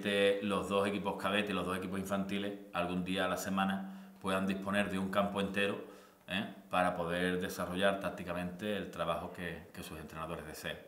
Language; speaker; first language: Spanish; native; Spanish